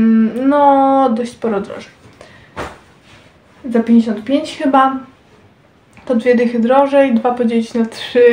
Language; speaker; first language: Polish; native; Polish